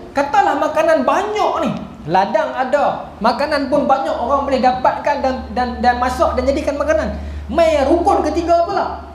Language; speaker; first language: Malay; native; Malay